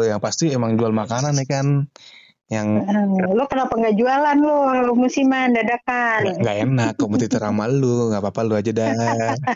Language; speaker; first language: Indonesian; native; Indonesian